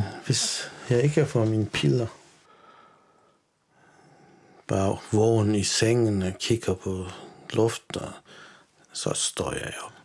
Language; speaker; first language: Danish; non-native, fluent; Turkish